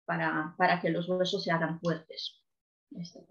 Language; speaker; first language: Spanish; non-native, fluent; Italian